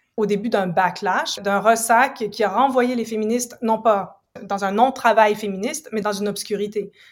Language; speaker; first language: French; native; French